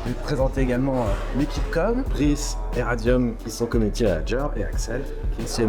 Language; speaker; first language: French; native; French